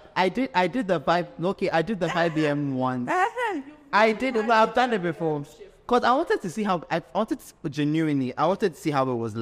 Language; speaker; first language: English; non-native, local second language; Akan